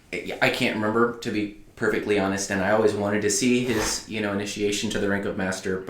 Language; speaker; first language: English; native; English